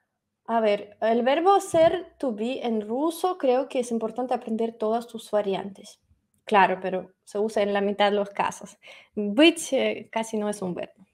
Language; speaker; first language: Spanish; non-native, fluent; Russian